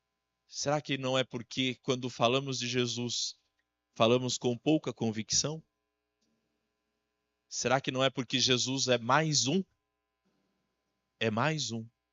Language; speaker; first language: Portuguese; native; Portuguese